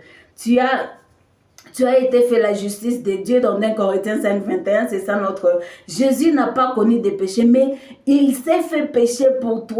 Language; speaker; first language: French; non-native, local second language; Swahili